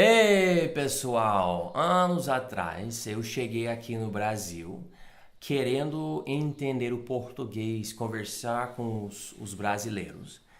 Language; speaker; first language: Portuguese; non-native, fluent; English